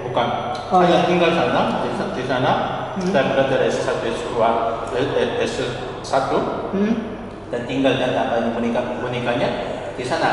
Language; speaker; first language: Indonesian; non-native, learner; Korean